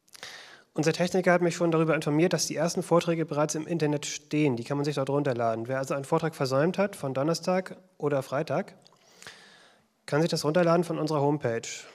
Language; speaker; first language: German; native; German